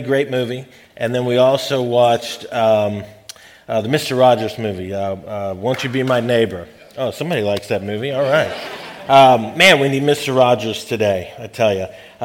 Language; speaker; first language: English; native; English